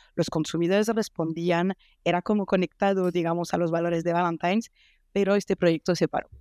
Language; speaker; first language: Spanish; non-native, fluent; French